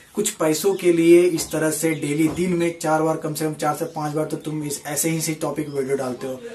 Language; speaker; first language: Hindi; native; Hindi